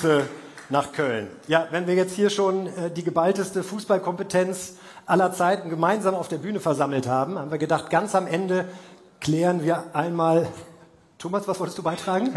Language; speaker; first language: German; native; German